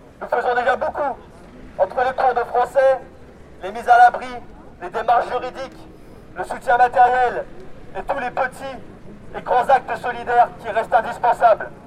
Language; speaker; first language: French; native; French